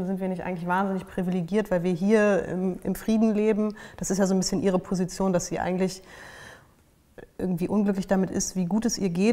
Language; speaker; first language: German; native; German